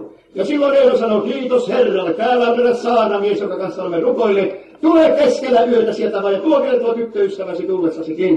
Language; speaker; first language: Finnish; native; Finnish